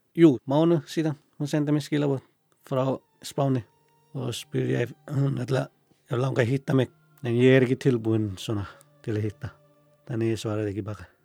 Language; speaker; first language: Icelandic; non-native, learner; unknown